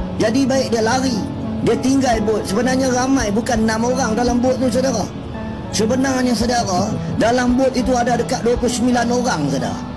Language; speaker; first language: Malay; native; Malay